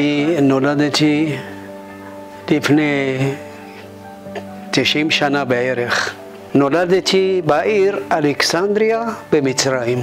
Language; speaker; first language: Hebrew; non-native, fluent; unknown